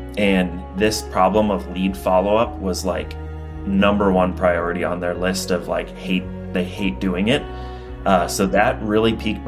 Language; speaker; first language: English; native; English